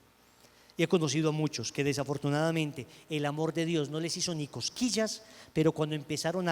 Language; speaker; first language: Spanish; native; Spanish